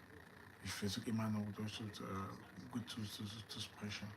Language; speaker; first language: German; non-native, learner; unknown